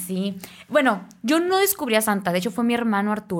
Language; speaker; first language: Spanish; native; Spanish